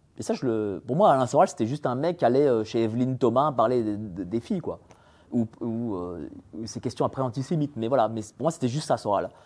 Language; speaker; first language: French; early bilingual, other home language; Polish